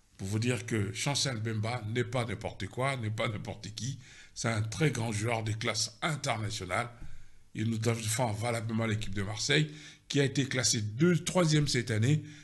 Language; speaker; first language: French; non-native, local second language; Lingala